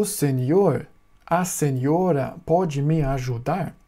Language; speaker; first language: Portuguese; non-native, fluent; German